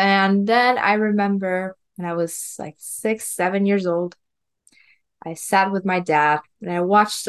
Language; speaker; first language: English; non-native, fluent; Spanish